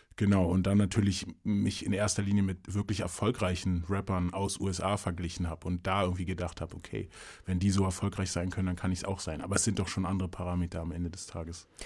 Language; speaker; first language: German; early bilingual, other home language; English